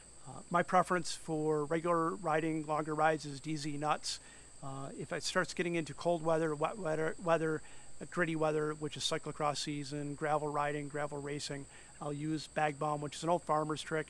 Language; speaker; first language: English; native; English